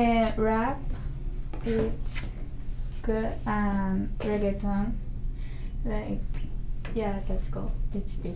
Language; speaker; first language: English; non-native, learner; Spanish